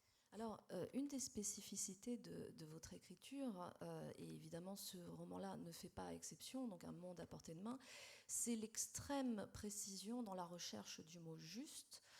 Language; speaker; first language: French; native; French